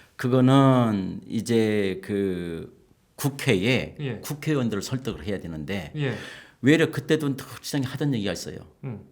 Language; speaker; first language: Korean; native; Korean